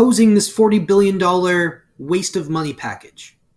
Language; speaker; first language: English; native; English